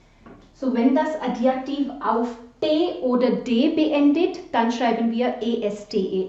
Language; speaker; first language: German; non-native, fluent; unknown